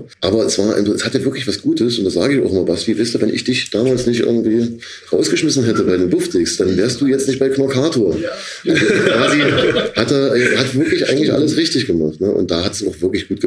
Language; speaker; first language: German; native; German